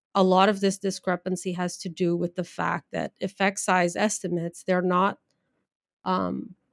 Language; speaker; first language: English; non-native, fluent; Portuguese